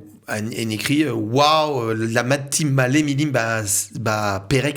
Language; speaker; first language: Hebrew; non-native, learner; French